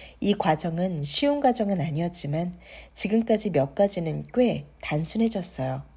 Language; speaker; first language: Korean; native; Korean